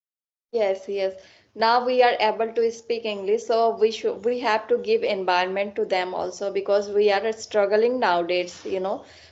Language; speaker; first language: English; non-native, learner; Assamese